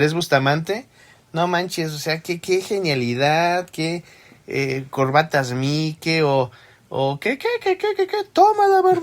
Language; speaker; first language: Spanish; native; Spanish